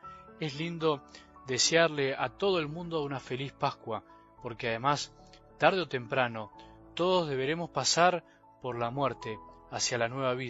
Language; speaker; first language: Spanish; native; Spanish